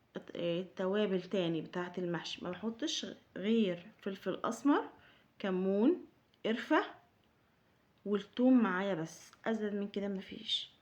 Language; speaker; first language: Arabic; native; Arabic